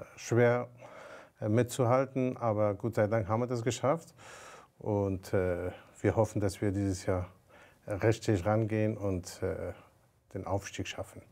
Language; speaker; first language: German; non-native, fluent; Persian